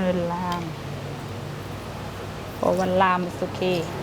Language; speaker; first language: English; non-native, learner; Thai